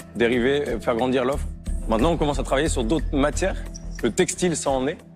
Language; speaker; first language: French; native; French